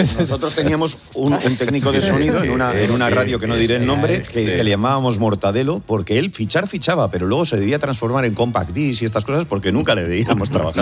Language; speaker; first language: Spanish; native; Spanish